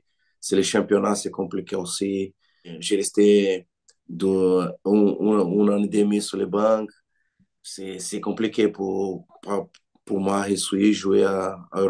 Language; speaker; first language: French; non-native, learner; Portuguese